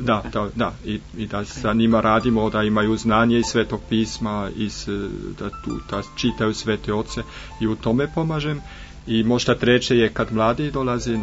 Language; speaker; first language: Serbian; non-native, fluent; German